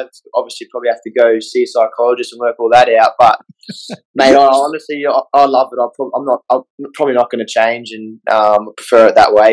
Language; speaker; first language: English; native; English